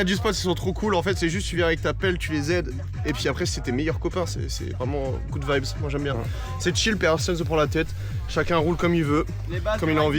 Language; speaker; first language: French; native; French